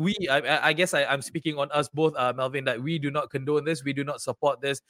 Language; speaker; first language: English; non-native, local second language; Malay